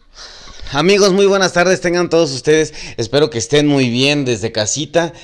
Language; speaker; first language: Spanish; native; Spanish